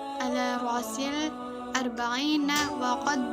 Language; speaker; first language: Arabic; non-native, learner; Indonesian